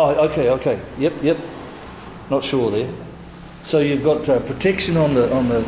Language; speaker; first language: English; native; English